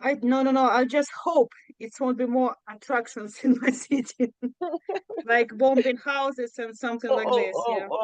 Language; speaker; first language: English; non-native, learner; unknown